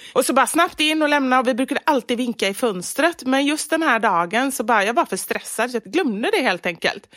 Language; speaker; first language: Swedish; native; Swedish